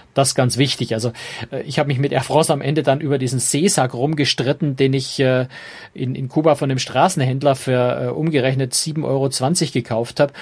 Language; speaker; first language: German; native; German